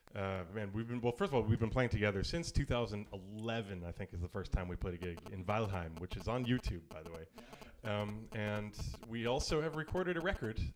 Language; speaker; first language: English; native; English